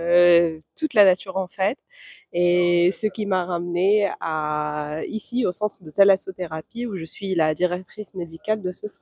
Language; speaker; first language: French; non-native, local second language; Arabic